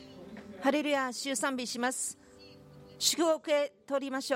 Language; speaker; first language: Japanese; non-native, fluent; Korean